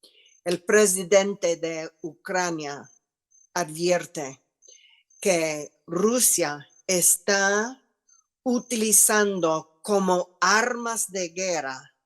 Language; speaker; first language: Spanish; non-native, fluent; English